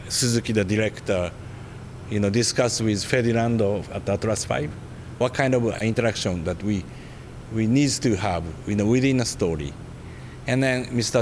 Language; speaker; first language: English; non-native, fluent; Japanese